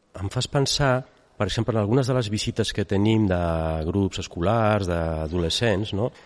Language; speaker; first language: Catalan; native; Catalan